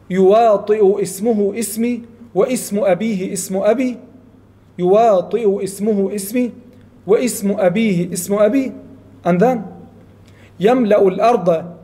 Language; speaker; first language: Arabic; non-native, fluent; Malay